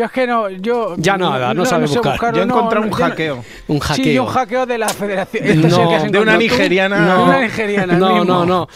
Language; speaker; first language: Spanish; native; Spanish